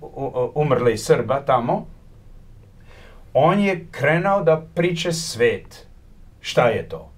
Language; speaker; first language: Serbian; early bilingual, heritage; Croatian